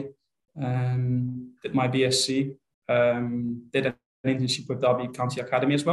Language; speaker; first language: English; non-native, fluent; Polish